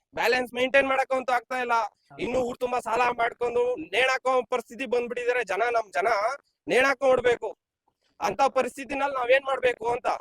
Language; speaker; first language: Kannada; native; Kannada